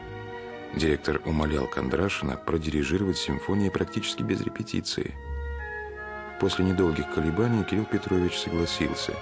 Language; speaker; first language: Russian; native; Russian